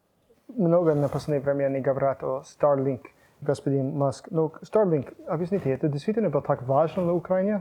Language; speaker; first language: Russian; non-native, fluent; English